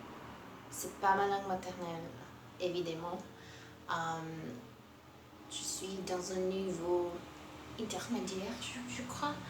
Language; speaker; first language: French; non-native, learner; Portuguese